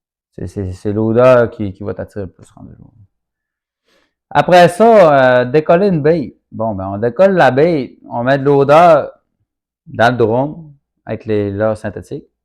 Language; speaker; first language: French; native; French